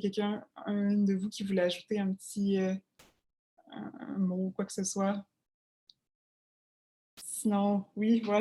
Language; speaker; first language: French; native; French